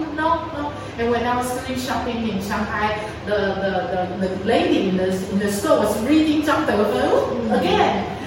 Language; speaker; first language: English; non-native, fluent; Chinese